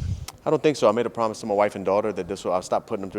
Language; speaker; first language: English; native; English